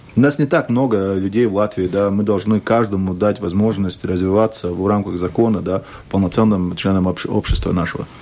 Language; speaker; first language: Russian; non-native, local second language; Latvian